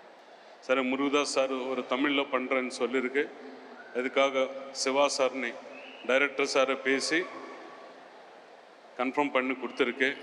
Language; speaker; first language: Tamil; non-native, learner; Telugu